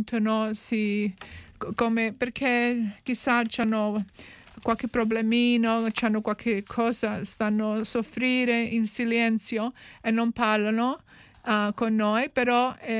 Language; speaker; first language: Italian; early bilingual, heritage; Italian